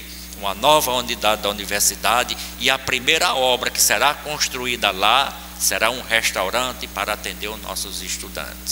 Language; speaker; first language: Portuguese; native; Portuguese